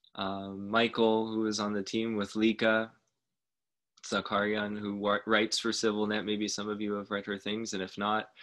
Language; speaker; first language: English; native; English